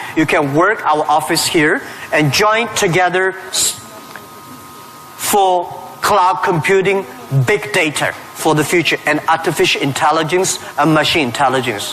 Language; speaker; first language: English; non-native, fluent; Chinese